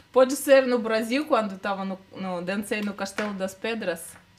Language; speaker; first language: Portuguese; non-native, learner; Russian